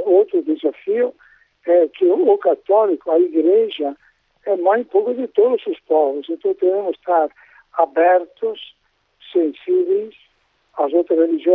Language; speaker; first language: Portuguese; non-native, fluent; Italian